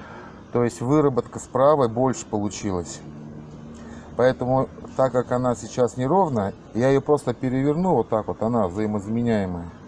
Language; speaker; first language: Russian; native; Russian